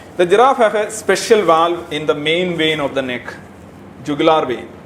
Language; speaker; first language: English; non-native, local second language; Malayalam